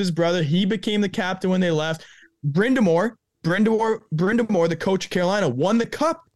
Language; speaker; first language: English; native; English